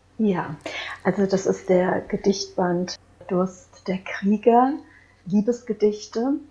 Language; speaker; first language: German; early bilingual, other home language; Croatian